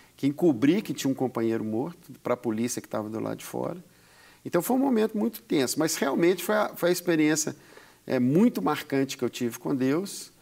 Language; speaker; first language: Portuguese; native; Portuguese